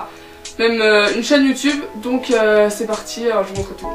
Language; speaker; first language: French; native; French